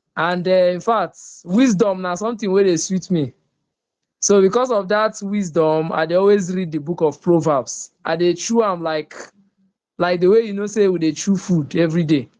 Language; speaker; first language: Nigerian Pidgin; non-native, local second language; Igbo